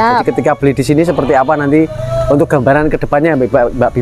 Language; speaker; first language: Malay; non-native, local second language; Javanese